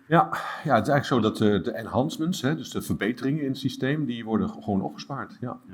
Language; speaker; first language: Dutch; native; Dutch